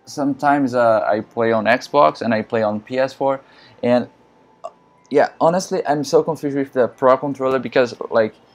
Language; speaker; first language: English; non-native, learner; Portuguese